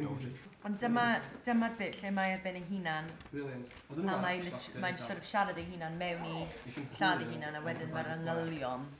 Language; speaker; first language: Welsh; native; Welsh